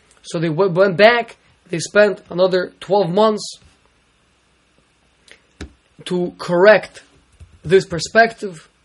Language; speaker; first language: English; native; English